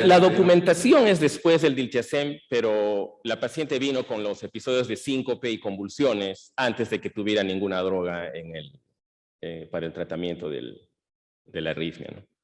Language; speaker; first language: Spanish; native; Spanish